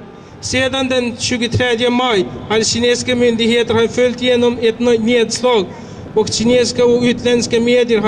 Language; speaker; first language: Swedish; non-native, fluent; Uyghur